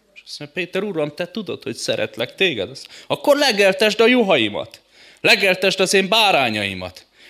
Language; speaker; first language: Hungarian; native; Hungarian